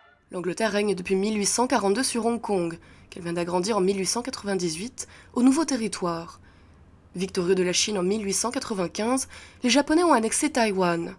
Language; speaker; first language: French; native; French